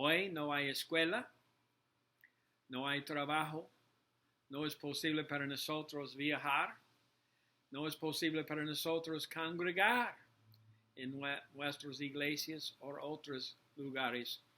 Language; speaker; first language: Spanish; non-native, learner; English